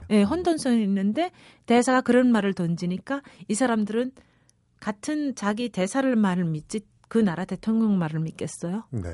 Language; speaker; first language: Korean; early bilingual, other home language; Spanish